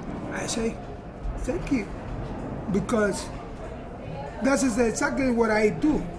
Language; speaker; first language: English; non-native, learner; Spanish